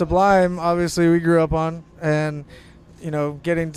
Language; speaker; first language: English; native; English